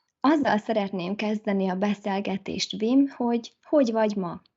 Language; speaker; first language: Hungarian; native; Hungarian